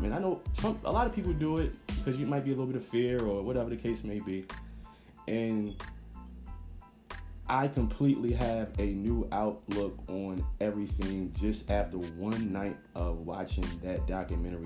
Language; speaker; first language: English; native; English